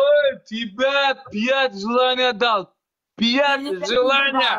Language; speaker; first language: Russian; non-native, learner; Uzbek